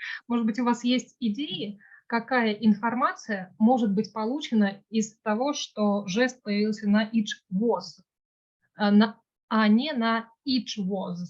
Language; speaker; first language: Russian; native; Russian